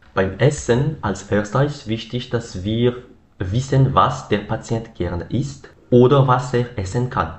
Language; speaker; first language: German; non-native, learner; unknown